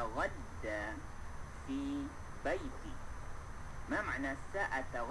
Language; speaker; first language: Arabic; non-native, fluent; Malay